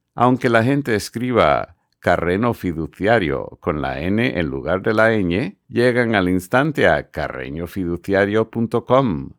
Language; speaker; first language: Spanish; non-native, fluent; English